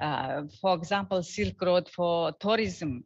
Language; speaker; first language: English; non-native, learner; Mongolian